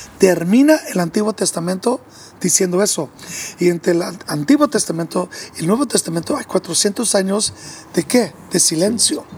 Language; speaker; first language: Spanish; early bilingual, heritage; English